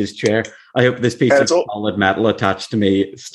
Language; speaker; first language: English; native; English